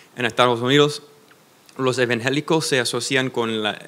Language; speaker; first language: Spanish; non-native, fluent; English